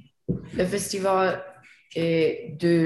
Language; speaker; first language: French; non-native, learner; Spanish